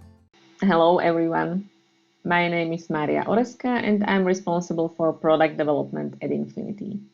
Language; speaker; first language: English; non-native, fluent; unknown